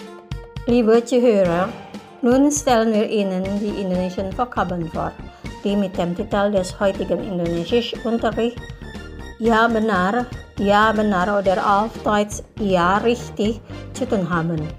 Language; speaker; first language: German; non-native, fluent; Indonesian